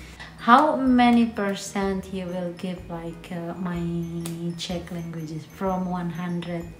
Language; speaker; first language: English; non-native, fluent; Indonesian